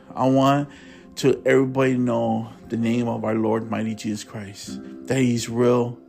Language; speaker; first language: English; native; English